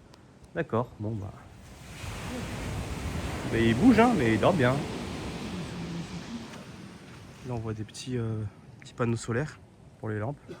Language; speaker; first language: French; native; French